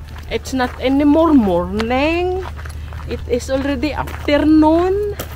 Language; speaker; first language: English; non-native, local second language; Filipino